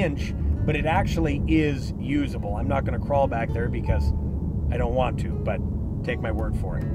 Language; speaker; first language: English; native; English